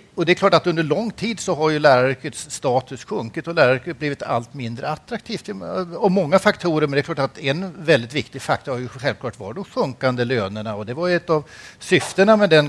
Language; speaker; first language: Swedish; native; Swedish